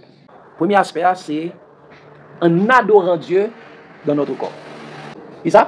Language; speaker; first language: French; non-native, local second language; Haitian Creole